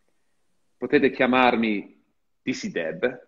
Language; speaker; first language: Italian; non-native, learner; English